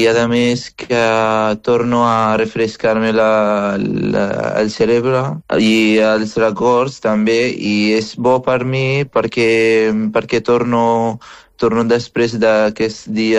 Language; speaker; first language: Catalan; non-native, fluent; Arabic